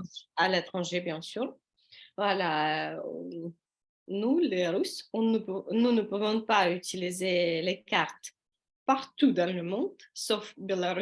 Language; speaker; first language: French; non-native, learner; Russian